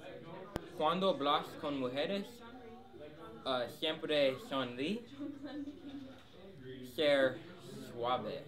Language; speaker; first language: Spanish; non-native, learner; English